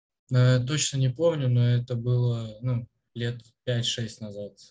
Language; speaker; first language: Russian; native; Russian